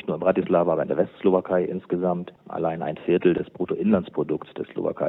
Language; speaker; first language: German; native; German